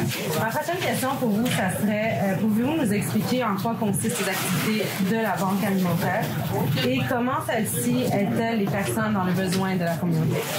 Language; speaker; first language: French; native; French